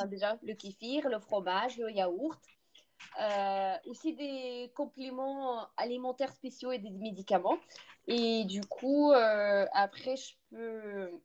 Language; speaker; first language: French; non-native, fluent; Russian